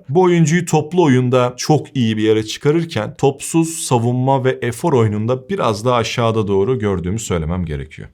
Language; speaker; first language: Turkish; native; Turkish